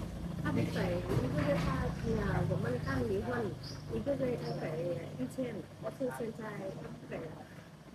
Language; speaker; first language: Chinese; non-native, learner; Vietnamese